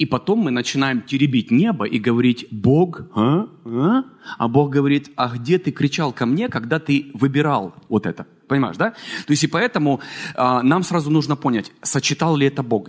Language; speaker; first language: Russian; native; Russian